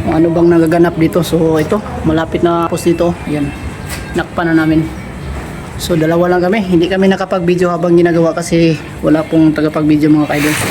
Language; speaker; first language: Filipino; non-native, local second language; Cebuano